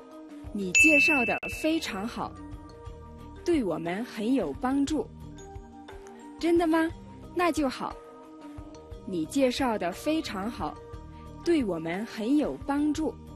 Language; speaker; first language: Chinese; non-native, fluent; Mongolian